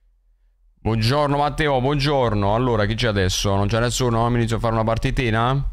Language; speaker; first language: Italian; native; Italian